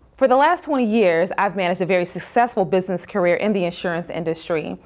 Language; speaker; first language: English; native; English